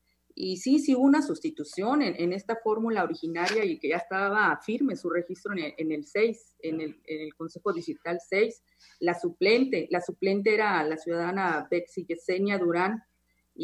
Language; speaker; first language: Spanish; native; Spanish